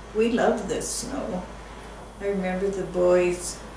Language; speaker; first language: English; native; English